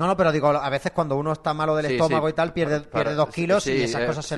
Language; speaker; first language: Spanish; native; Spanish